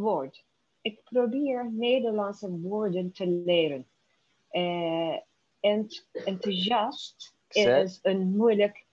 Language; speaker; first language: Dutch; non-native, learner; Turkish